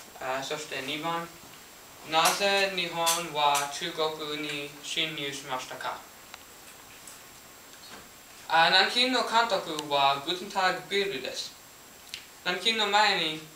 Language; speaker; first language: Japanese; non-native, learner; English